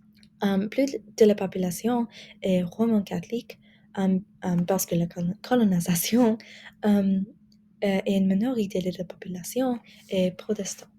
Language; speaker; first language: French; non-native, learner; English